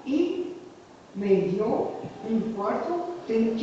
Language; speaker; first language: Spanish; non-native, fluent; English